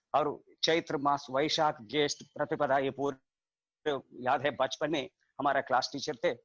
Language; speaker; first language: Hindi; non-native, local second language; Telugu